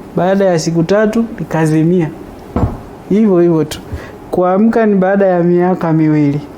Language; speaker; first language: Swahili; non-native, local second language; Gusii